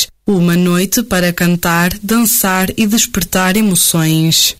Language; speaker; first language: Portuguese; native; Portuguese